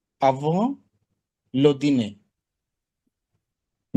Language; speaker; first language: French; non-native, learner; Bangla